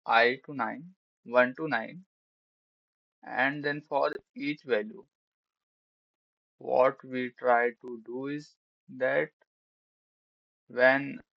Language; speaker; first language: English; non-native, local second language; Hindi